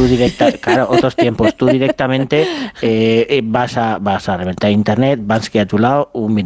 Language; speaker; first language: Spanish; native; Spanish